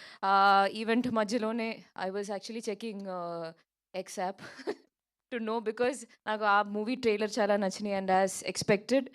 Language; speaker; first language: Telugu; non-native, local second language; Malayalam